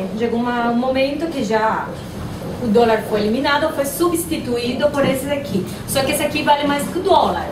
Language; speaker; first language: Portuguese; non-native, fluent; Spanish